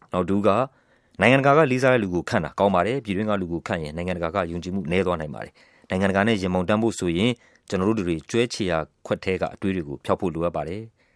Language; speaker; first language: Burmese; native; Burmese